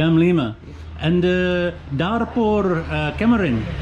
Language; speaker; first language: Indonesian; non-native, learner; English